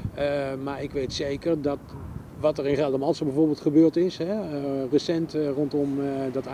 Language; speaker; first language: Dutch; native; Dutch